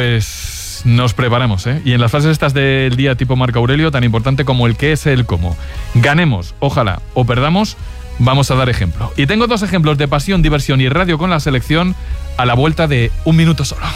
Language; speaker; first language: Spanish; native; Spanish